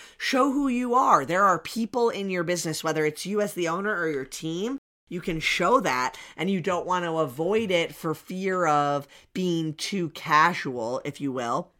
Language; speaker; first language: English; native; English